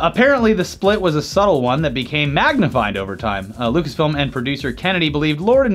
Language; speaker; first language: English; native; English